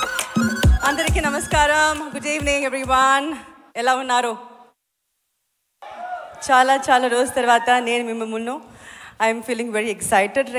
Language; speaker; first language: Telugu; non-native, local second language; Tamil